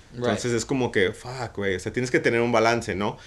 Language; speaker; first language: Spanish; native; Spanish